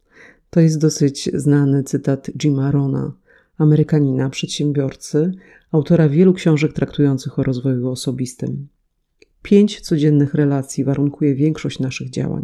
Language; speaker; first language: Polish; native; Polish